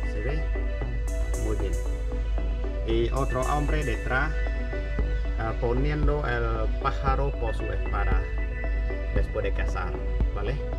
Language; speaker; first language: Spanish; non-native, fluent; Khmer